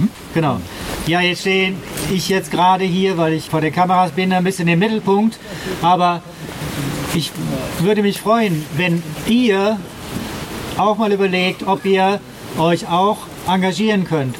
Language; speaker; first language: German; native; German